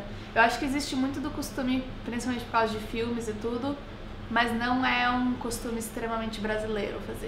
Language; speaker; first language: Portuguese; native; Portuguese